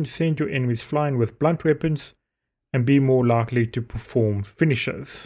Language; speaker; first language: English; native; English